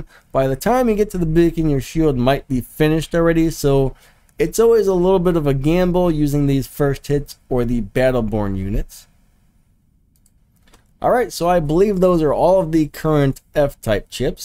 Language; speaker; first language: English; native; English